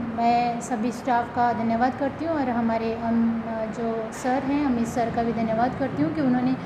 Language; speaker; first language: Hindi; non-native, local second language; Gujarati